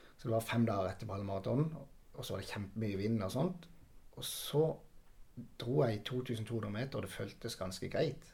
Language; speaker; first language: Norwegian; native; Norwegian